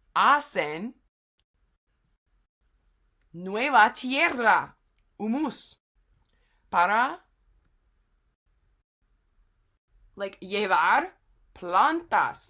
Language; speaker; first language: Spanish; non-native, fluent; English